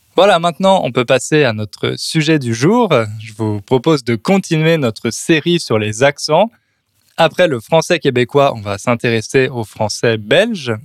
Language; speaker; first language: French; native; French